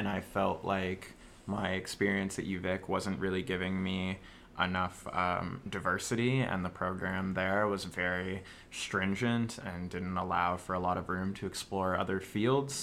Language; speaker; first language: English; native; English